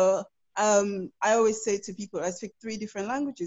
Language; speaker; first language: English; non-native, local second language; Krio